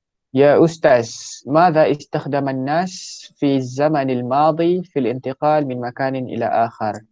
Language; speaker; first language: Arabic; non-native, fluent; Malay